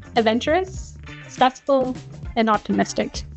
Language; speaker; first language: English; native; English